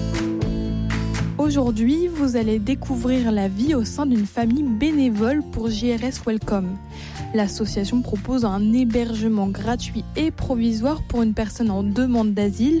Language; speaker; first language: French; native; French